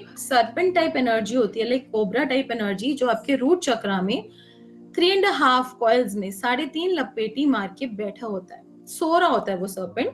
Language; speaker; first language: Hindi; native; Hindi